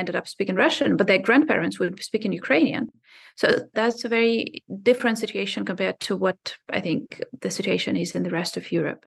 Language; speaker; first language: English; non-native, fluent; Ukrainian